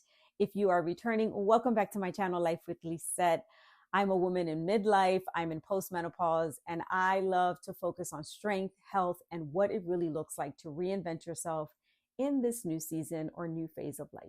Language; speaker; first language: English; native; English